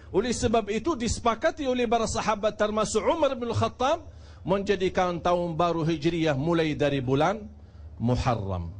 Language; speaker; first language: Indonesian; non-native, fluent; Arabic